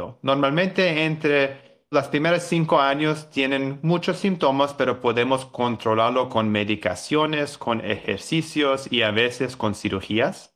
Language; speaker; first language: Spanish; non-native, fluent; English